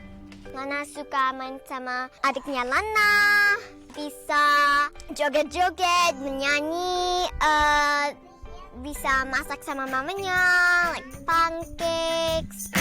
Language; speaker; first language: Indonesian; early bilingual, heritage; Indonesian